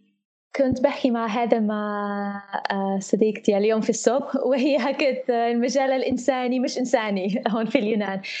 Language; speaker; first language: Arabic; non-native, fluent; English